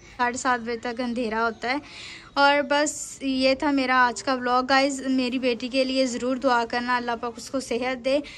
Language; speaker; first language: Urdu; native; Urdu